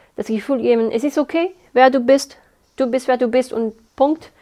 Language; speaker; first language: German; non-native, fluent; Spanish